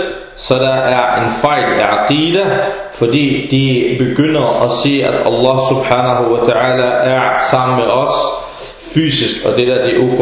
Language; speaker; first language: Danish; early bilingual, other home language; Arabic